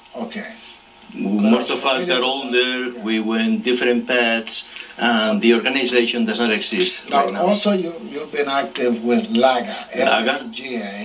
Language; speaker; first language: English; non-native, fluent; Spanish